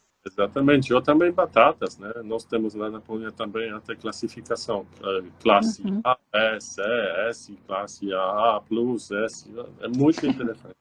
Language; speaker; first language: Portuguese; non-native, learner; Polish